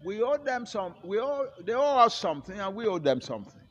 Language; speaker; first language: English; non-native, local second language; Yoruba